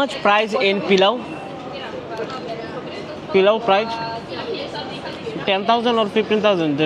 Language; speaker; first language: English; non-native, learner; Bangla